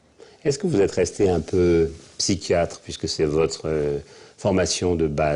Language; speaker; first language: French; native; French